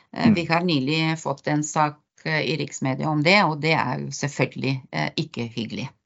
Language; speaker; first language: Norwegian; non-native, fluent; Bulgarian